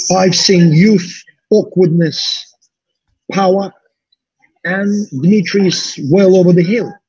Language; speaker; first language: English; non-native, fluent; Russian